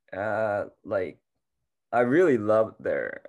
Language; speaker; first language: English; non-native, learner; Japanese